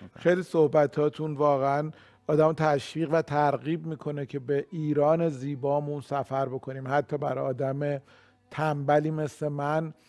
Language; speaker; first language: Persian; native; Persian